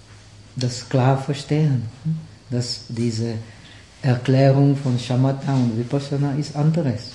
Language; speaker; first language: German; non-native, fluent; Czech